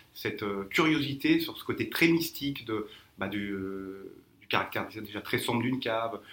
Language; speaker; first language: French; native; French